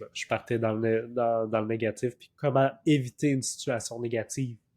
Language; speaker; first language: French; native; French